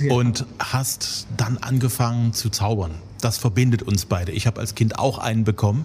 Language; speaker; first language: German; native; German